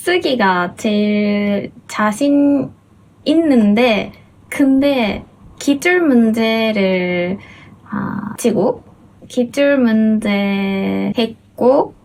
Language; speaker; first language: Korean; non-native, fluent; Japanese